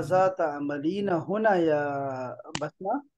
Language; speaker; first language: Arabic; non-native, fluent; Urdu